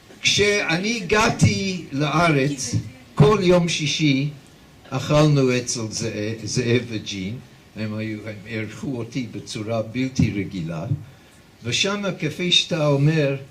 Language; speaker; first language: Hebrew; non-native, fluent; English